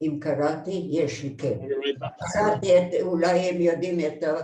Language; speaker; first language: Hebrew; non-native, fluent; Hungarian